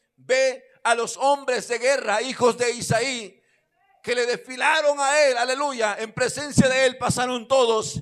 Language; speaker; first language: Spanish; native; Spanish